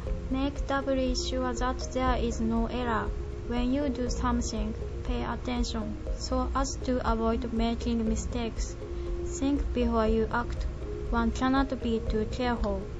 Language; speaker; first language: English; non-native, fluent; Japanese